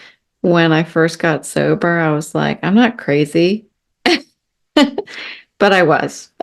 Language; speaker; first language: English; native; English